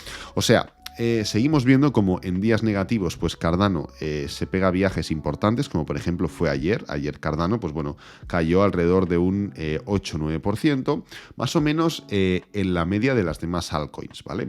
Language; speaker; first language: Spanish; native; Spanish